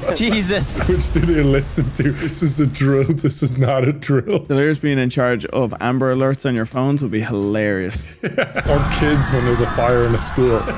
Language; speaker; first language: English; native; English